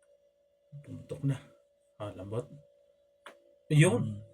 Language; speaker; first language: Filipino; native; Filipino